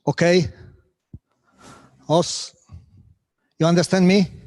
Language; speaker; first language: English; non-native, learner; Italian